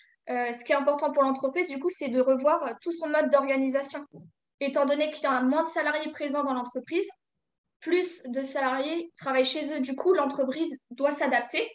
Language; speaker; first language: French; native; French